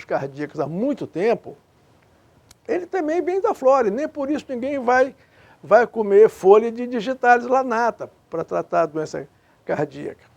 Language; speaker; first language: Portuguese; native; Portuguese